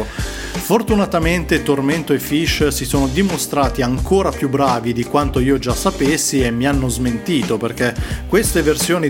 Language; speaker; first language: Italian; native; Italian